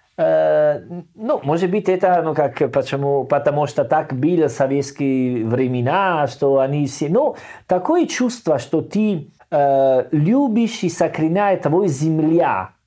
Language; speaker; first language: Russian; non-native, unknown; Italian